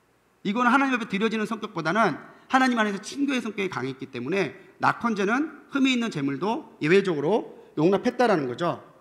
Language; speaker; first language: Korean; native; Korean